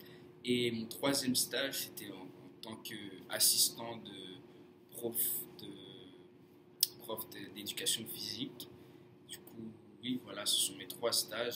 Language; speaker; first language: French; non-native, fluent; English